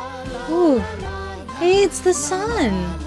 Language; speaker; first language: English; native; English